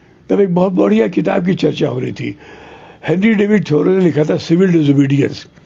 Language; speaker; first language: Hindi; non-native, local second language; Telugu